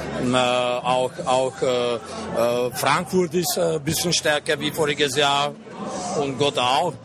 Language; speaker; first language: German; non-native, fluent; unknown